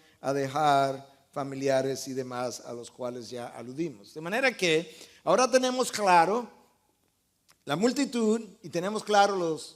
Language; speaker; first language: Spanish; native; Spanish